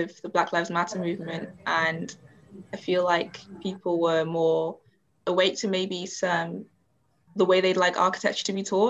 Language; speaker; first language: English; native; English